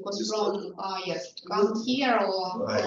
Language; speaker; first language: English; non-native, learner; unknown